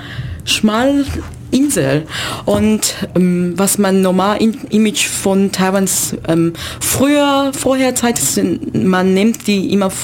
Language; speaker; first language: German; non-native, learner; Chinese